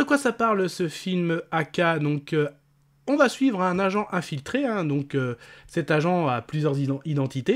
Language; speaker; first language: French; native; French